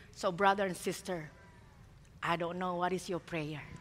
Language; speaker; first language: English; non-native, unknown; Indonesian